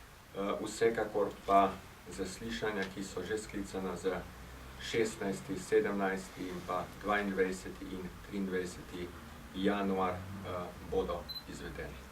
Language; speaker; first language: Slovenian; native; Slovenian